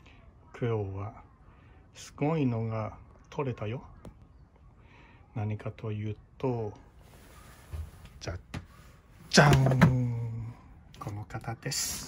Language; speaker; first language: Japanese; non-native, fluent; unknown